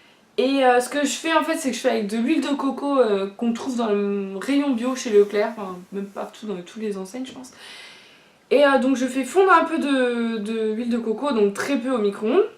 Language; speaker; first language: French; native; French